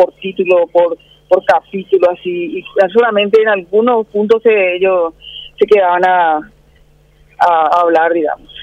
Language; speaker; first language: Spanish; native; Spanish